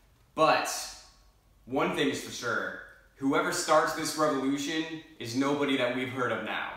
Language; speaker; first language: English; native; English